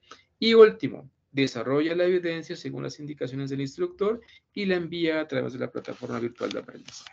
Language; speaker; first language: Spanish; native; Spanish